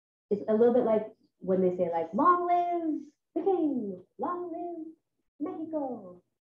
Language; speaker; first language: English; native; English